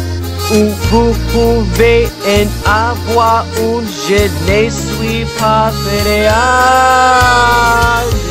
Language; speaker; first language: French; non-native, learner; English